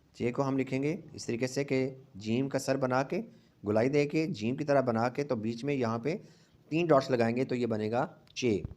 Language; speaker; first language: Urdu; non-native, local second language; Punjabi